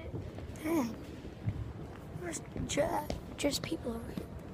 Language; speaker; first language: English; native; English